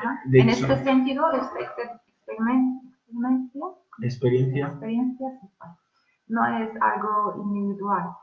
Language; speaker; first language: Spanish; non-native, learner; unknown